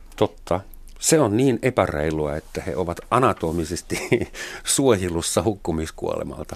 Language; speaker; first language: Finnish; non-native, fluent; German